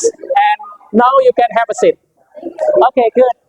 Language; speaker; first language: English; non-native, fluent; Indonesian